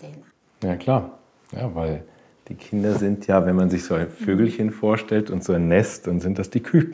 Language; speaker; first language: German; native; German